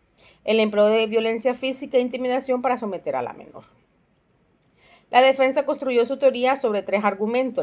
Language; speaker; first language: Spanish; native; Spanish